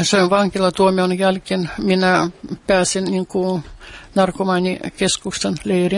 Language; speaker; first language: Finnish; non-native, fluent; Russian